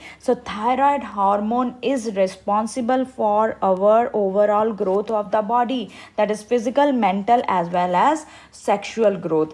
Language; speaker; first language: English; non-native, local second language; Hindi